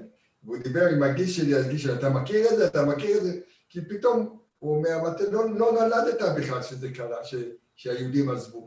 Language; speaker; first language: Hebrew; early bilingual, other home language; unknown